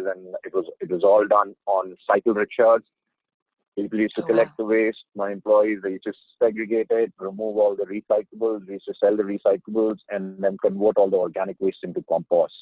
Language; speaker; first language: English; non-native, local second language; Hindi